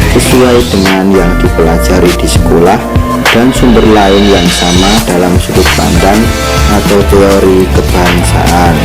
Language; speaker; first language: Indonesian; native; Indonesian